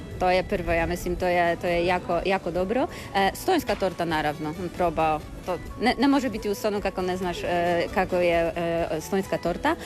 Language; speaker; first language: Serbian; non-native, learner; Polish